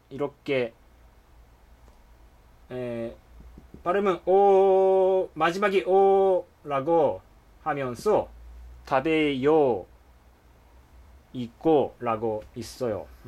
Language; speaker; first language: Korean; non-native, fluent; Japanese